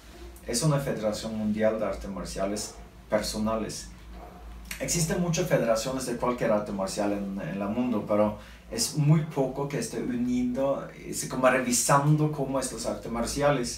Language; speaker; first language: Spanish; non-native, learner; Norwegian